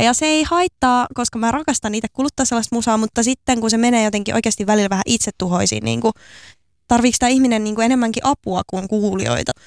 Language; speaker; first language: Finnish; native; Finnish